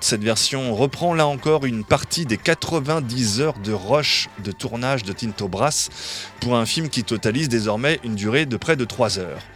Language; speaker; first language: French; native; French